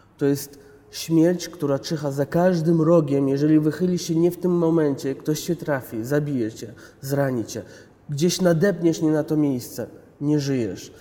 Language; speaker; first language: Polish; early bilingual, other home language; Chechen